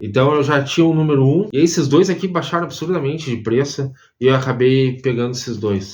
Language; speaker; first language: Portuguese; native; Portuguese